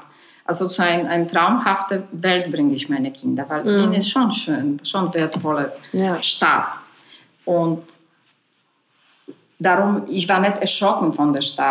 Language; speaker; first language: German; non-native, fluent; Polish